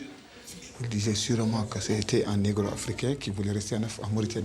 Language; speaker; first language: French; non-native, local second language; Fula